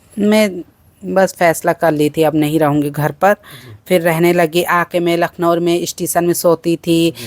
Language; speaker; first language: Hindi; early bilingual, other home language; Bangla